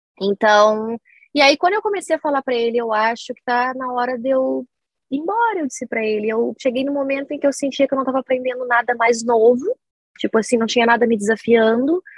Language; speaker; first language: Portuguese; native; Portuguese